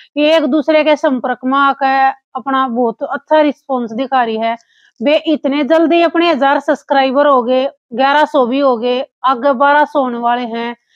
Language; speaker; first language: Hindi; native; Hindi